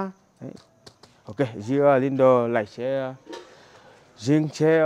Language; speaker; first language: Vietnamese; non-native, learner; Portuguese